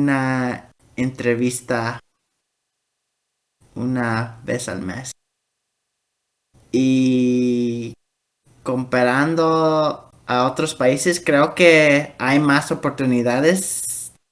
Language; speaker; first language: Spanish; early bilingual, heritage; Spanish